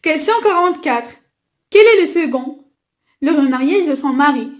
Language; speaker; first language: French; non-native, local second language; Arabic